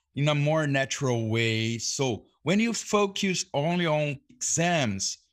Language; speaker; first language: English; non-native, fluent; Portuguese